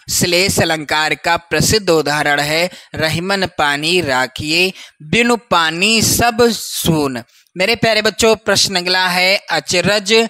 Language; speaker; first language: Hindi; native; Hindi